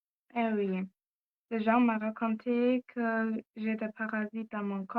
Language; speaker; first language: French; non-native, learner; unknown